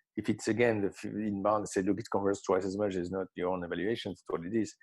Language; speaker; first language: English; non-native, fluent; French